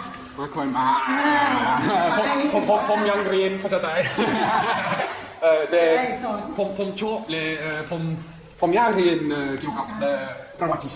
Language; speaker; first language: Thai; non-native, learner; English